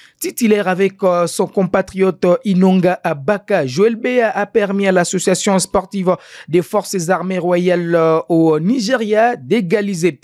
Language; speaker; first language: French; non-native, local second language; Swahili